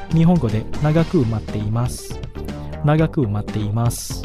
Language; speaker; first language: Japanese; non-native, fluent; Indonesian